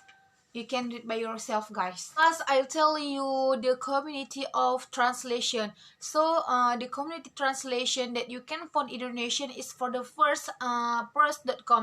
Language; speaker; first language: English; non-native, learner; Indonesian